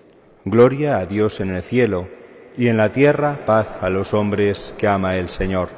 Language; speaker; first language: Spanish; native; Spanish